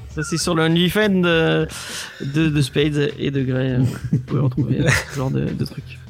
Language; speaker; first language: French; early bilingual, other home language; English